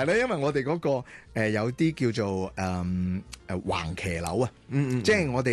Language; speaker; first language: Cantonese; native; Cantonese